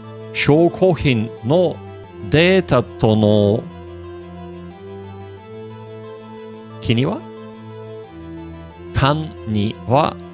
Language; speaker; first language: Japanese; non-native, learner; English